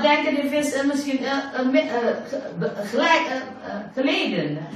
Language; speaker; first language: Dutch; non-native, learner; Indonesian